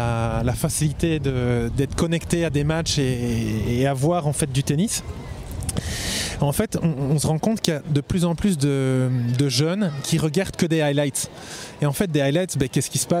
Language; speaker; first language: French; native; French